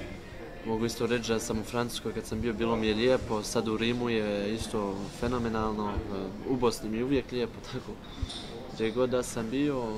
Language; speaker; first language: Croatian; early bilingual, heritage; Bosnian